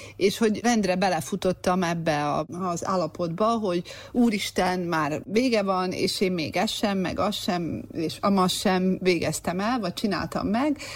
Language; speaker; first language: Hungarian; native; Hungarian